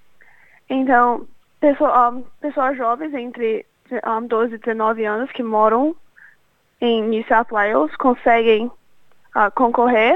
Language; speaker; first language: Portuguese; early bilingual, other home language; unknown